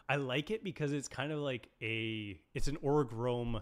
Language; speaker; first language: English; native; English